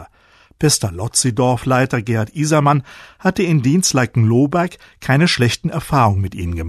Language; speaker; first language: German; native; German